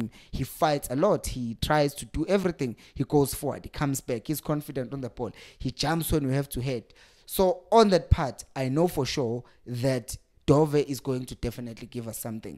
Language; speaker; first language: English; non-native, local second language; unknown